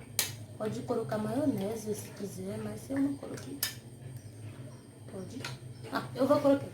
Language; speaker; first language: Portuguese; non-native, learner; Haitian Creole